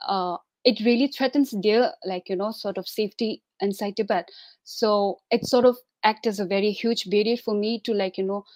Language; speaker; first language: English; non-native, local second language; Tibetan